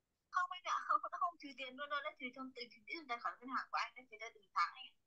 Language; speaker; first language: Vietnamese; native; Vietnamese